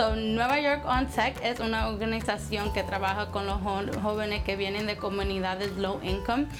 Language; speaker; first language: Spanish; early bilingual, heritage; Spanish